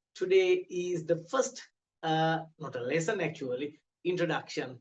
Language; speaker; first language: English; non-native, local second language; Sinhala